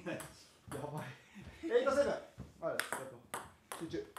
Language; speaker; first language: Japanese; native; Japanese